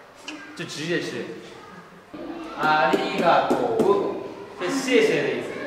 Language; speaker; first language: Chinese; non-native, fluent; Japanese